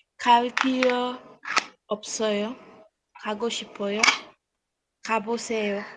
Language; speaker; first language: Korean; non-native, learner; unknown